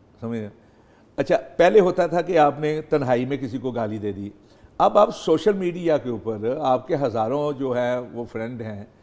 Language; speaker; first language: Urdu; non-native, local second language; Punjabi